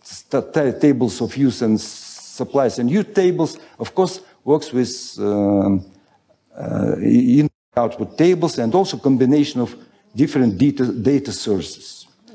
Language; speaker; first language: English; non-native, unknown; Russian